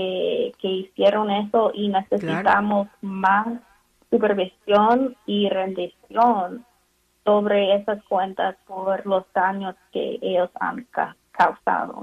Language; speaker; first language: Spanish; non-native, fluent; English